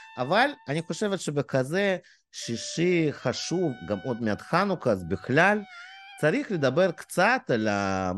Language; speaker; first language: Hebrew; non-native, fluent; Russian